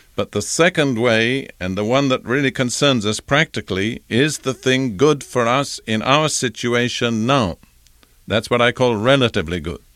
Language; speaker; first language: English; native; English